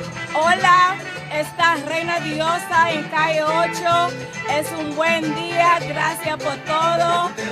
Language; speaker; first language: Spanish; non-native, learner; English